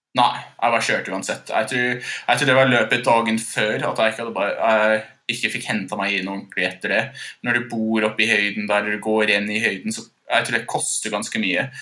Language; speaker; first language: Norwegian; non-native, fluent; English